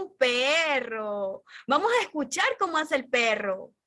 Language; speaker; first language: Spanish; native; Spanish